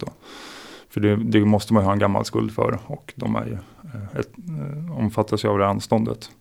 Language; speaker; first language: Swedish; native; Swedish